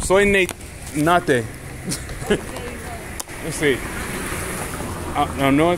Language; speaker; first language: Spanish; non-native, learner; English